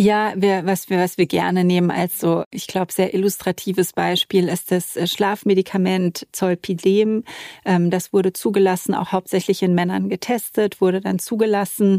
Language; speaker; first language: German; native; German